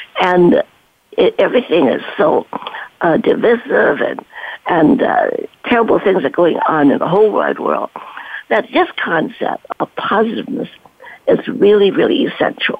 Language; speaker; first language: English; native; English